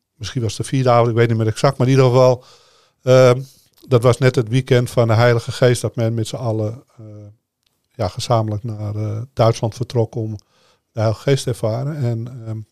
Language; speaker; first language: Dutch; native; Dutch